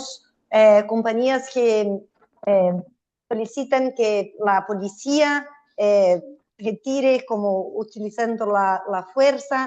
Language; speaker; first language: Spanish; non-native, fluent; Portuguese